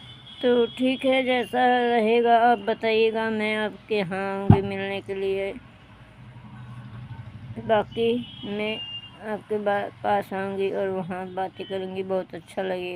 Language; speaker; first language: Hindi; non-native, local second language; Bhojpuri